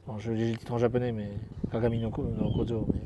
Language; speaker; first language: French; native; French